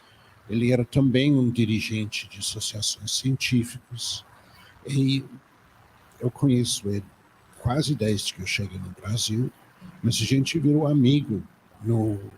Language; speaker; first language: Portuguese; non-native, fluent; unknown